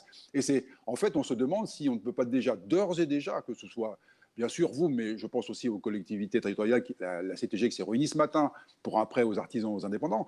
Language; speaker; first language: French; native; French